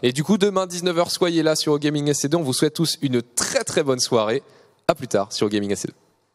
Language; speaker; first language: French; native; French